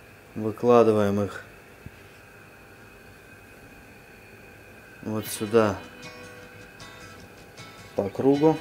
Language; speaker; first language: Russian; native; Russian